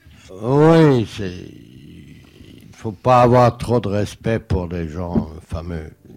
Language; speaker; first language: French; non-native, fluent; German